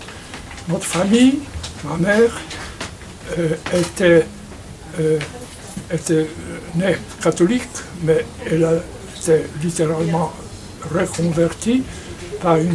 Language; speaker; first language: French; non-native, fluent; Polish